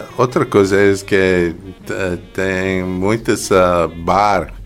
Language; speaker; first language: Portuguese; non-native, learner; English